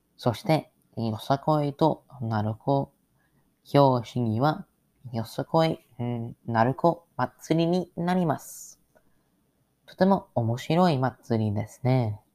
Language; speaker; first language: Japanese; non-native, learner; English